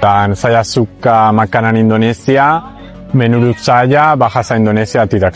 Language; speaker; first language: Indonesian; non-native, learner; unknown